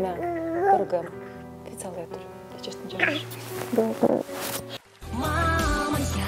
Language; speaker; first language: Romanian; native; Romanian